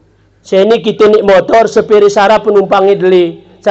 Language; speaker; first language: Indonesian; non-native, local second language; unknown